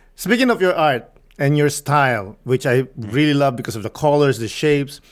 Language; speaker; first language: English; non-native, local second language; Filipino